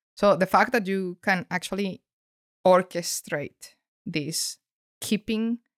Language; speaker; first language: English; non-native, fluent; Spanish